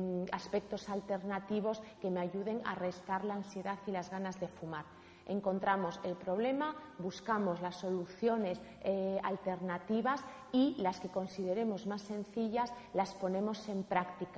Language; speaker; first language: Spanish; native; Spanish